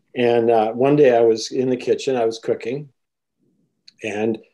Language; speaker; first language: English; native; English